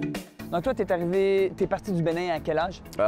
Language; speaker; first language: French; native; French